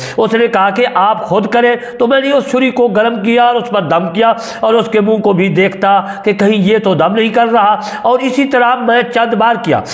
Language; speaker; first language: Urdu; non-native, local second language; Saraiki